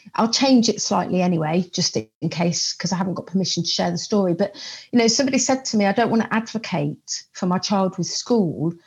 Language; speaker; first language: English; native; English